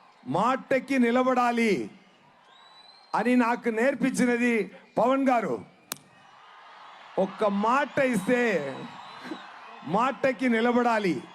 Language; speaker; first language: Telugu; non-native, local second language; Tamil